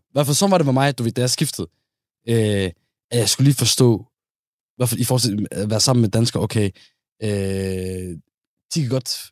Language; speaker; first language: Danish; early bilingual, other home language; Somali